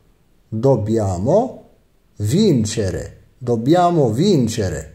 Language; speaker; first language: Italian; non-native, fluent; Arabic